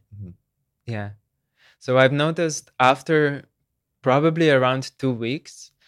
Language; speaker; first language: English; non-native, fluent; Slovenian